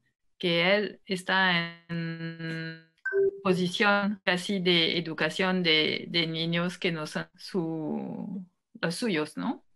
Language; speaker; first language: Spanish; non-native, fluent; French